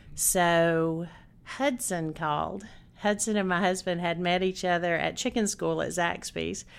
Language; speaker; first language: English; native; English